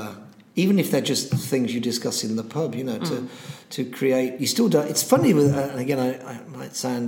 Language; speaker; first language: English; native; English